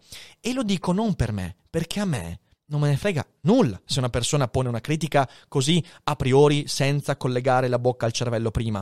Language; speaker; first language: Italian; native; Italian